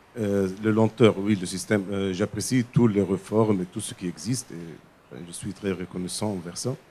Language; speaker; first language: French; non-native, local second language; Arabic